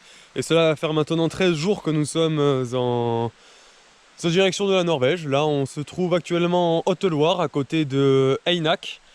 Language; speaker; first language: French; native; French